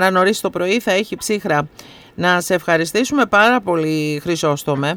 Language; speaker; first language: Greek; native; Greek